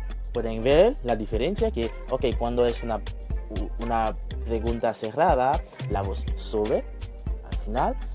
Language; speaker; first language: Spanish; non-native, fluent; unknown